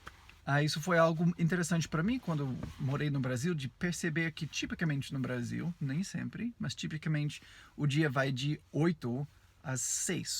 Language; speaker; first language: Portuguese; non-native, fluent; English